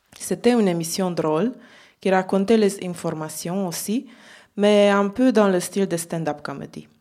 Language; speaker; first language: French; non-native, learner; Hungarian